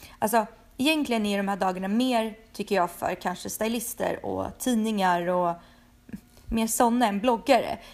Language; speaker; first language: Swedish; early bilingual, other home language; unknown